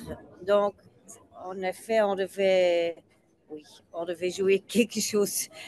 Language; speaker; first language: French; non-native, local second language; Dutch